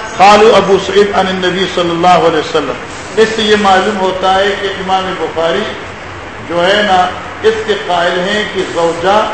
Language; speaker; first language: Urdu; non-native, local second language; Pashto